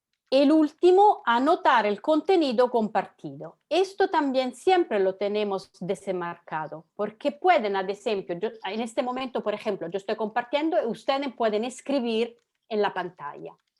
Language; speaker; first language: Spanish; non-native, fluent; Italian